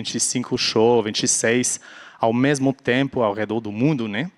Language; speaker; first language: Portuguese; non-native, fluent; French